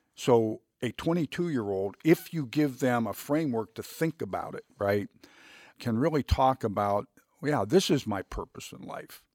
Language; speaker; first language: English; native; English